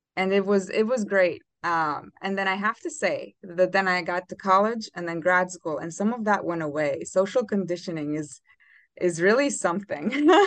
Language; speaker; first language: English; non-native, fluent; Romanian